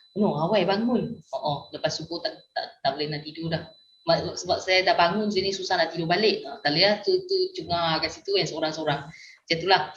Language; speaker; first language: Malay; non-native, local second language; Min Nan Chinese